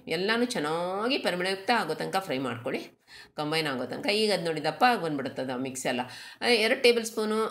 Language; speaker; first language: Kannada; non-native, local second language; Konkani